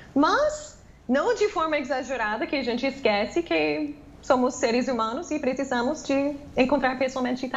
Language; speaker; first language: Portuguese; non-native, fluent; English